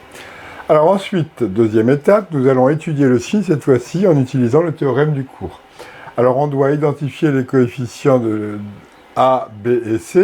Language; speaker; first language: French; native; French